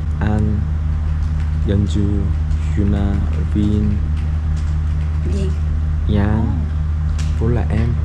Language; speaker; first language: Vietnamese; non-native, learner; Korean